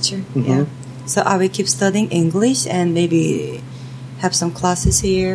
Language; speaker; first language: English; non-native, fluent; Korean